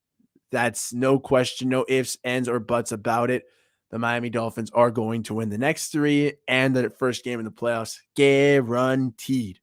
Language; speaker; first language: English; native; English